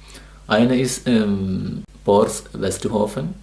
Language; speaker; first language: German; non-native, learner; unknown